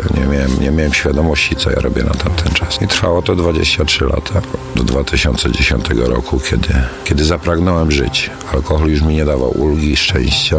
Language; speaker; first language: Polish; native; Polish